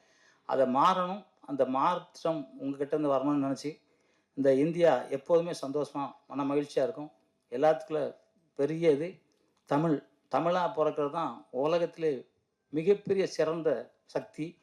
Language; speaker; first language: Tamil; native; Tamil